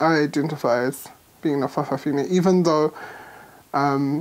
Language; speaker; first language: English; native; English